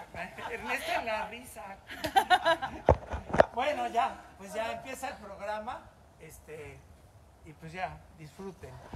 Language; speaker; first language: Spanish; native; Spanish